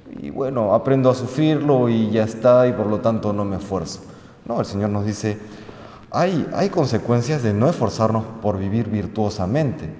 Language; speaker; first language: Spanish; native; Spanish